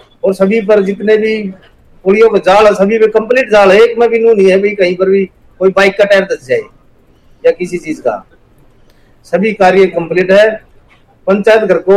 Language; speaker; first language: Hindi; native; Hindi